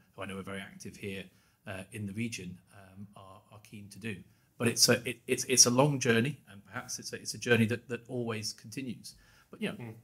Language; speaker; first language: English; native; English